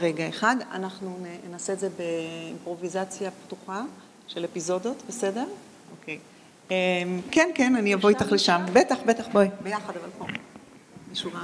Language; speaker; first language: Hebrew; native; Hebrew